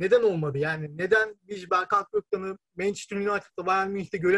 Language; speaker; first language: Turkish; native; Turkish